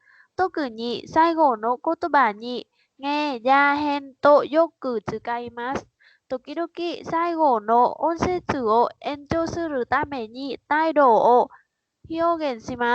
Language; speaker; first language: Japanese; non-native, learner; Vietnamese